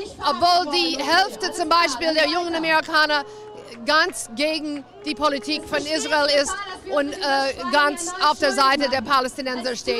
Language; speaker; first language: German; non-native, fluent; English